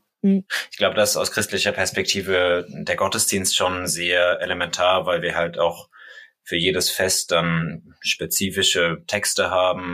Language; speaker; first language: German; native; German